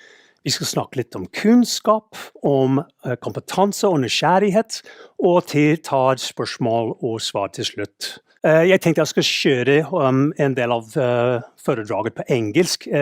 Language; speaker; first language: Norwegian; non-native, fluent; English